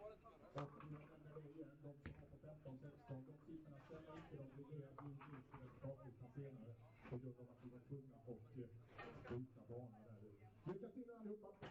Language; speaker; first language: Swedish; native; Swedish